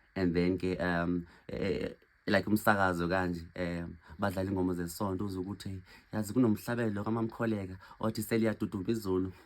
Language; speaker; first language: Zulu; non-native, local second language; Xhosa